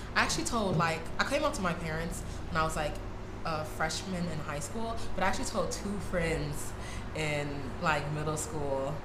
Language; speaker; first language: English; native; English